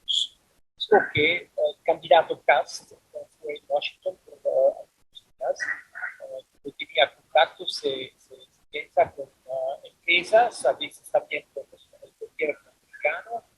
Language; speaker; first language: Spanish; non-native, fluent; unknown